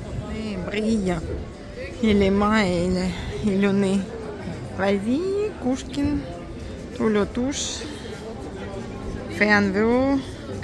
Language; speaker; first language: French; non-native, fluent; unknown